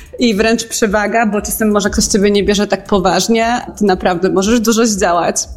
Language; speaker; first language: Polish; native; Polish